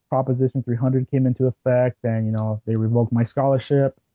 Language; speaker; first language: English; early bilingual, other home language; Spanish